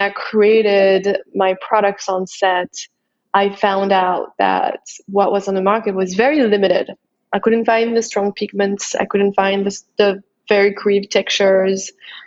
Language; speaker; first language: English; non-native, fluent; French